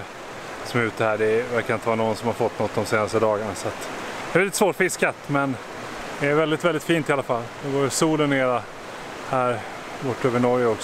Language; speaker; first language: Swedish; native; Swedish